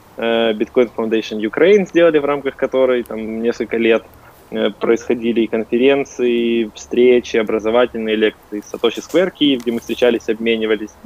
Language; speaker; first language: Russian; native; Russian